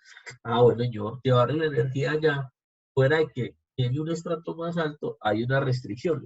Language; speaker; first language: Spanish; native; Spanish